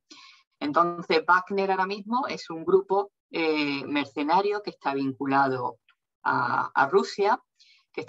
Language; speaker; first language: Spanish; native; Spanish